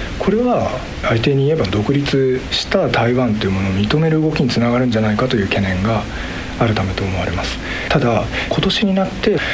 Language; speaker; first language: Japanese; native; Japanese